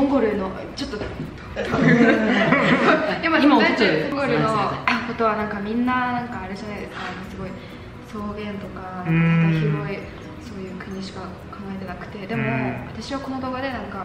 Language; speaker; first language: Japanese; non-native, fluent; Mongolian